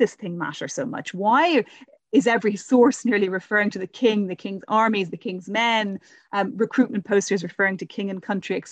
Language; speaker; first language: English; native; English